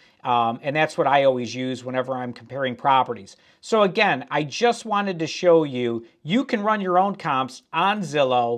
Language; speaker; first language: English; native; English